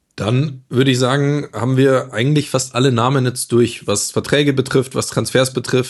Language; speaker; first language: German; native; German